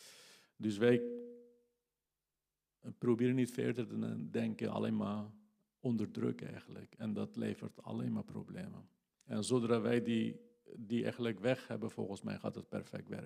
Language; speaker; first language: Dutch; non-native, fluent; Kurdish